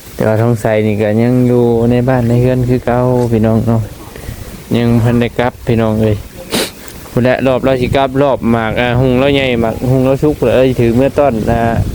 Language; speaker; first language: Thai; native; Thai